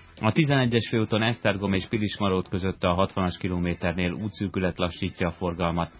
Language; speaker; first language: Hungarian; native; Hungarian